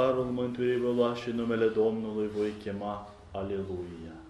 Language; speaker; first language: Romanian; native; Romanian